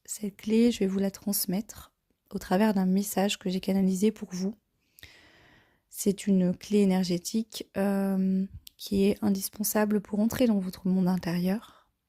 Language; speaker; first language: French; native; French